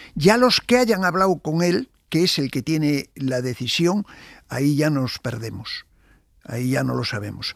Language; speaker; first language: Spanish; native; Spanish